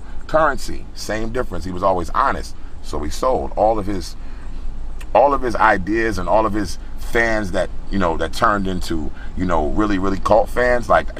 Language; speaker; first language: English; native; English